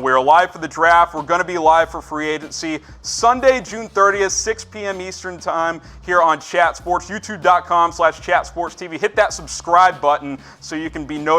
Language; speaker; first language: English; native; English